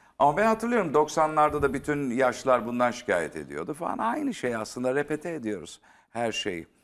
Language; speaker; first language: Turkish; native; Turkish